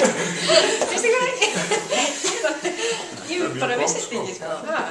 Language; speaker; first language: Icelandic; native; Icelandic